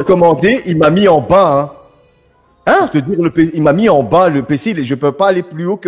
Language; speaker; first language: French; native; French